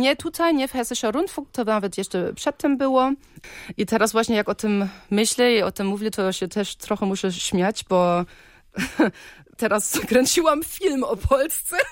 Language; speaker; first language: Polish; early bilingual, heritage; Polish